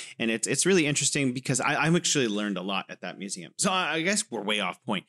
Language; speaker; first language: English; native; English